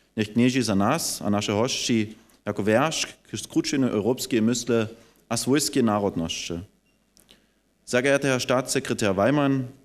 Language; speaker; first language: German; non-native, local second language; Upper Sorbian